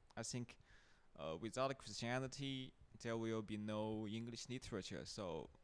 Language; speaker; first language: English; non-native, fluent; Chinese